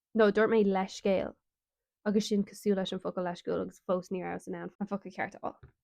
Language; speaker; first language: Irish; non-native, local second language; English